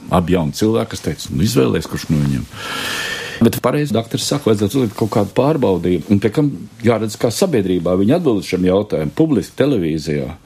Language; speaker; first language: Latvian; native; Latvian